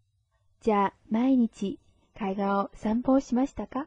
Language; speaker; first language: Japanese; non-native, fluent; Chinese